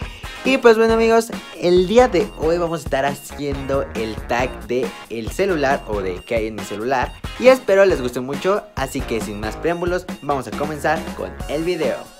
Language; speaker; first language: Spanish; native; Spanish